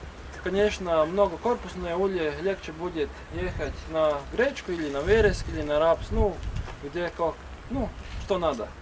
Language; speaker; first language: Russian; non-native, learner; Latvian